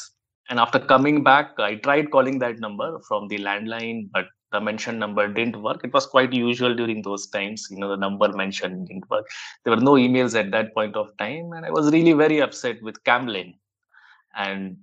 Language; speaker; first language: English; non-native, local second language; Hindi